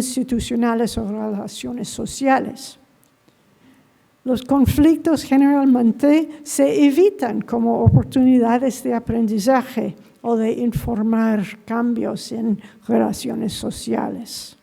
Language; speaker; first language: Spanish; non-native, fluent; English